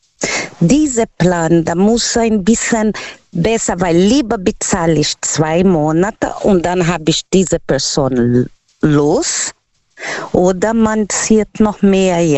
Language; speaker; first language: German; non-native, learner; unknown